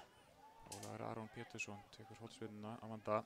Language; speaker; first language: Icelandic; native; Icelandic